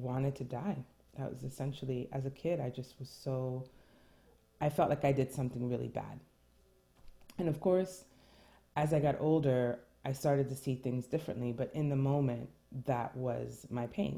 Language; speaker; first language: English; early bilingual, other home language; French